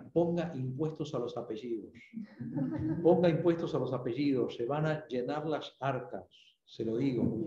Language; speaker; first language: Spanish; native; Spanish